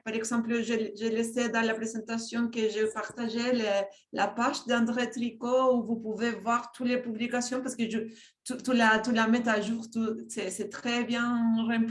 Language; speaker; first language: French; non-native, fluent; Spanish